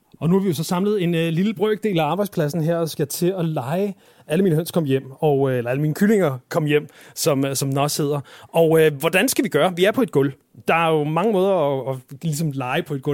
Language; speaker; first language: Danish; native; Danish